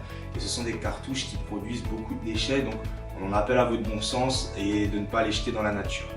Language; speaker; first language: French; native; French